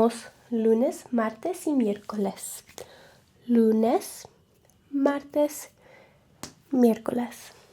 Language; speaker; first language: Spanish; non-native, learner; English